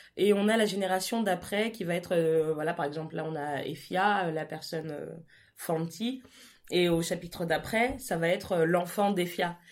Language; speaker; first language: French; native; French